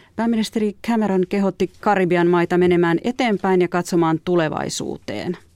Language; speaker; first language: Finnish; native; Finnish